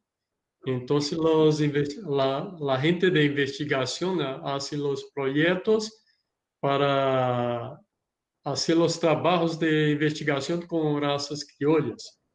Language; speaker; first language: Spanish; non-native, learner; Portuguese